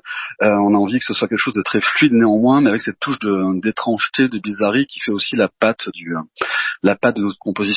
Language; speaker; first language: French; native; French